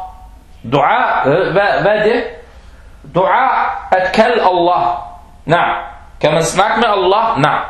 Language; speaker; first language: Danish; non-native, local second language; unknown